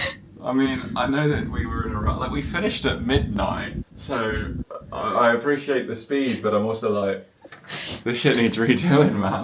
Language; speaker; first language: English; native; English